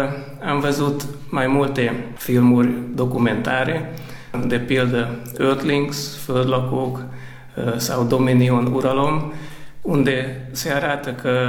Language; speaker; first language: Romanian; early bilingual, heritage; Romanian